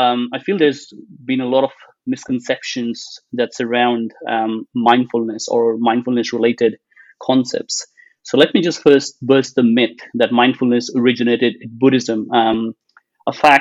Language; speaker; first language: English; non-native, local second language; Bangla